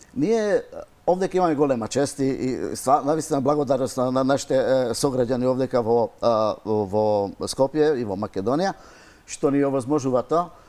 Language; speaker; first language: Macedonian; non-native, fluent; Hungarian